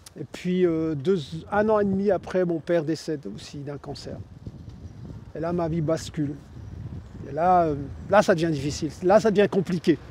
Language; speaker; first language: French; early bilingual, other home language; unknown